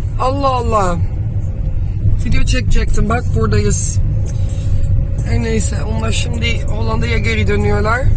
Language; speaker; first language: Turkish; non-native, fluent; Dutch